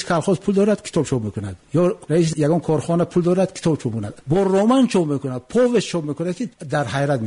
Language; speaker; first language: Tajik; native; Tajik